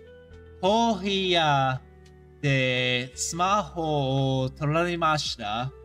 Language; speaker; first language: Japanese; non-native, learner; English